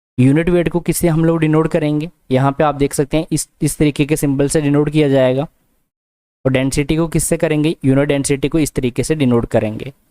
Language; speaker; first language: Hindi; non-native, local second language; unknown